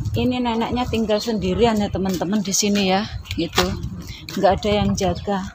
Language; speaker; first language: Indonesian; non-native, local second language; Javanese